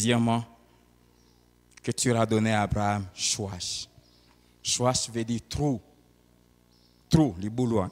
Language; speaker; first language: French; non-native, local second language; Lingala